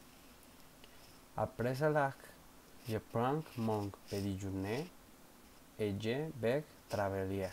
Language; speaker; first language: French; non-native, learner; Spanish